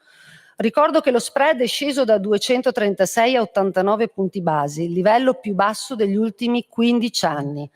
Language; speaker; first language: Italian; native; Italian